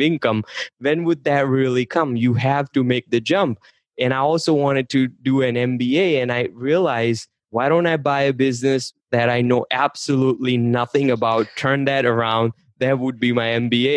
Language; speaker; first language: English; non-native, local second language; Gujarati